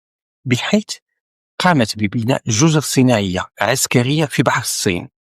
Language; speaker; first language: Arabic; native; Arabic